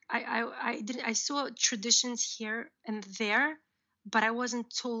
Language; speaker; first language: English; early bilingual, other home language; Uzbek